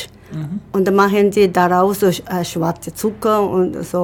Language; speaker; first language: German; non-native, learner; Japanese